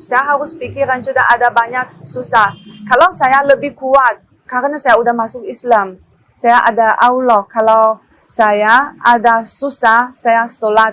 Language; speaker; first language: Indonesian; non-native, learner; Chinese